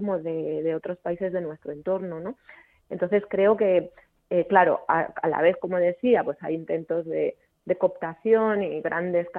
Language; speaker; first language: Spanish; native; Spanish